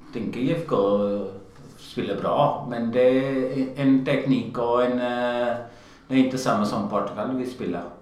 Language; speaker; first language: Swedish; non-native, learner; Portuguese